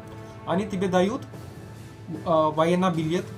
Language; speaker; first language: Russian; non-native, learner; Malayalam